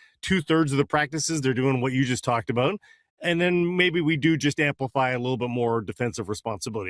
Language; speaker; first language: English; native; English